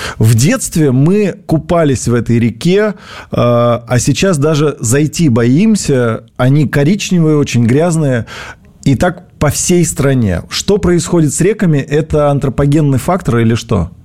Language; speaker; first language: Russian; native; Russian